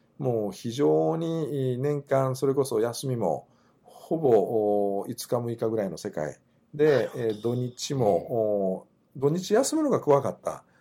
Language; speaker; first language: Japanese; native; Japanese